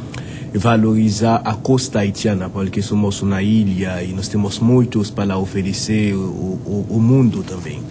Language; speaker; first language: Portuguese; non-native, fluent; Haitian Creole